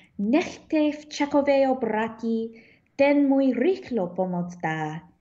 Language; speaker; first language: Czech; early bilingual, heritage; Czech